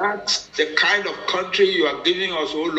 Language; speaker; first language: English; non-native, local second language; Yoruba